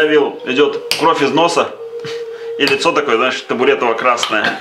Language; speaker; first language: Russian; native; Russian